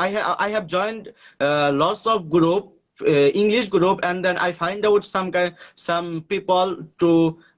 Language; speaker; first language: English; non-native, learner; Bangla